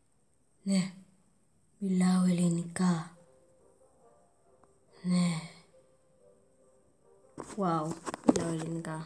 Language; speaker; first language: Greek; early bilingual, heritage; Greek